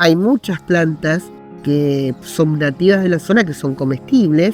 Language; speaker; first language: Spanish; native; Spanish